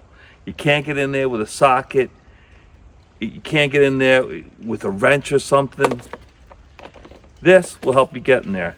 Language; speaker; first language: English; native; English